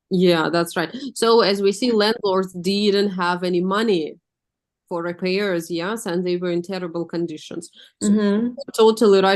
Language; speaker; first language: English; non-native, fluent; Russian